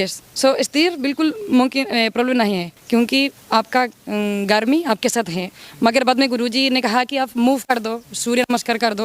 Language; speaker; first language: Hindi; non-native, learner; Spanish